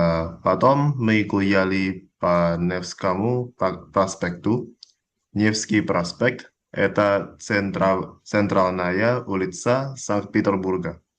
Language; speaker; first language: Russian; non-native, learner; Indonesian